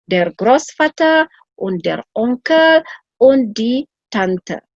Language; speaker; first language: German; non-native, fluent; Indonesian